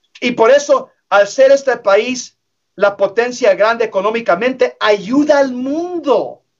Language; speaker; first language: Spanish; early bilingual, heritage; English